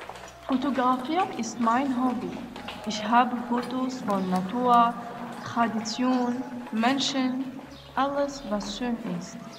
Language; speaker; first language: German; non-native, learner; Arabic